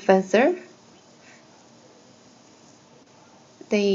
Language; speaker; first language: English; non-native, learner; Korean